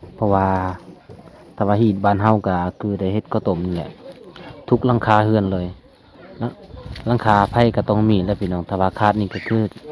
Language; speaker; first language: Lao; non-native, local second language; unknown